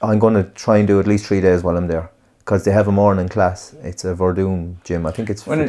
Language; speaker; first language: English; native; English